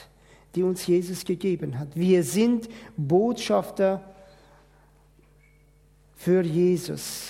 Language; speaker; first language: German; non-native, fluent; Persian